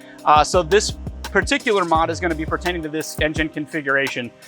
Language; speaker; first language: English; native; English